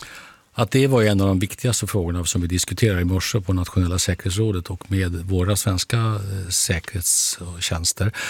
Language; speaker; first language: Swedish; native; Swedish